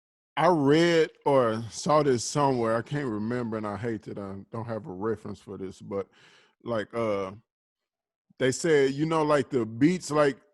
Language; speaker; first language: English; native; English